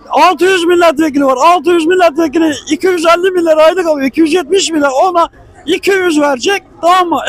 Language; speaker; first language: Turkish; native; Turkish